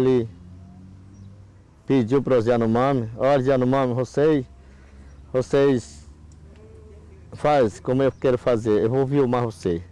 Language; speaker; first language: Portuguese; non-native, local second language; Yanomámi